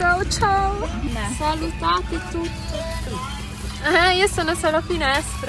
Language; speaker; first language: Italian; early bilingual, other home language; Filipino